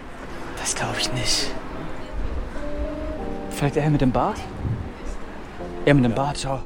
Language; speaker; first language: German; native; German